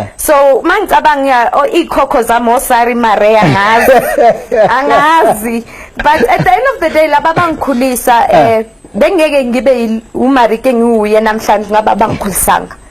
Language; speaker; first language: Zulu; non-native, local second language; Afrikaans